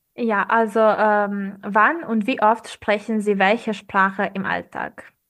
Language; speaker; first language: German; non-native, fluent; Serbian